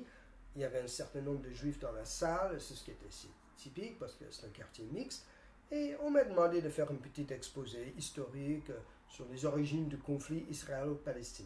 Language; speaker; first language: French; non-native, fluent; English